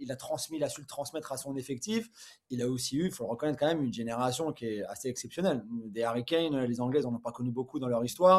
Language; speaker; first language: French; native; French